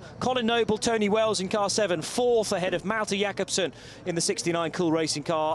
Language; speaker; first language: English; native; English